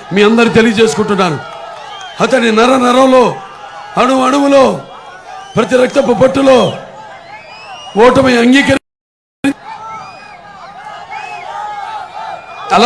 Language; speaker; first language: Telugu; native; Telugu